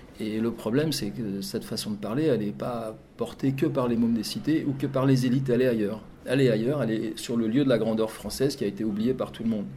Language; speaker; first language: French; native; French